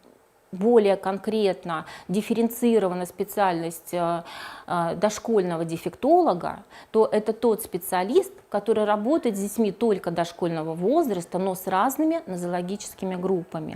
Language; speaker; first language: Russian; native; Russian